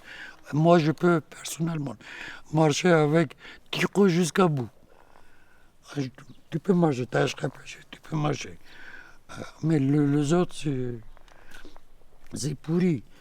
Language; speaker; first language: French; non-native, learner; Kurdish